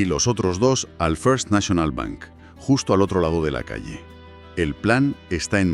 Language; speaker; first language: Spanish; native; Spanish